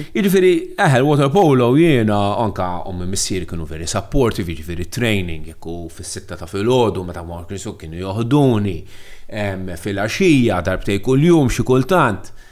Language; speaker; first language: Maltese; non-native, local second language; English